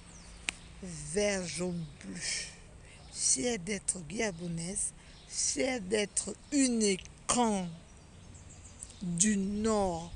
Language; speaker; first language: French; non-native, local second language; Fang